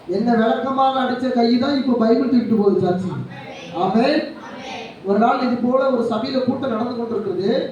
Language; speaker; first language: Tamil; native; Tamil